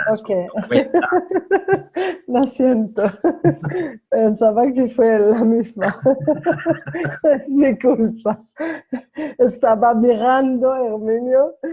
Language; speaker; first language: Spanish; non-native, learner; French